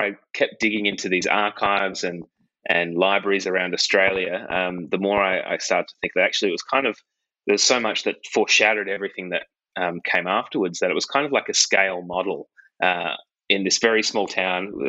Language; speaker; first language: English; native; English